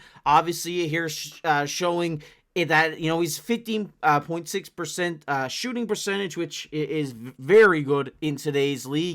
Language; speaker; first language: English; native; English